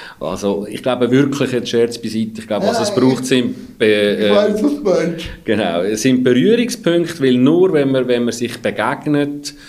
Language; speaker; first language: German; native; German